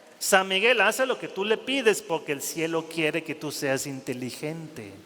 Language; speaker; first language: Spanish; non-native, fluent; German